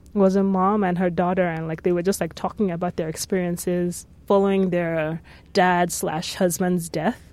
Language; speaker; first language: English; non-native, local second language; Yoruba